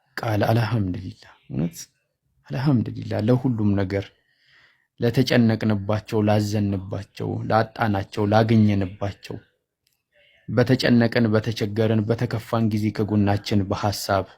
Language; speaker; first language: Amharic; native; Amharic